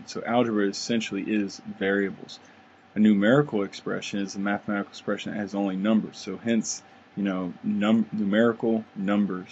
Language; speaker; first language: English; native; English